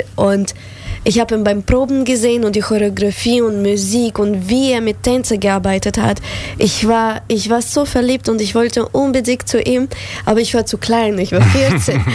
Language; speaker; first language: German; non-native, fluent; Russian